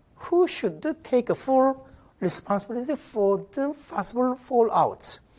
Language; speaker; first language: English; non-native, fluent; Korean